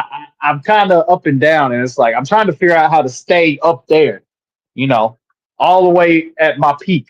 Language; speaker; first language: English; native; English